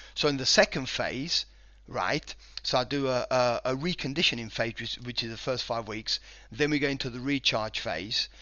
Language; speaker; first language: English; non-native, fluent; Spanish